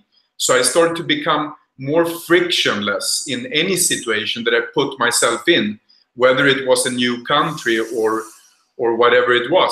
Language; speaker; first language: English; non-native, fluent; Swedish